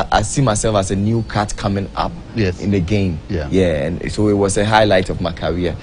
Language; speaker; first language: English; non-native, local second language; Akan